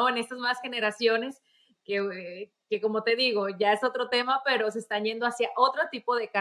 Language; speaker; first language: Spanish; native; Spanish